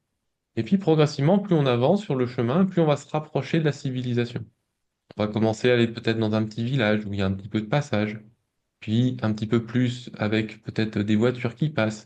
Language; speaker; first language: French; native; French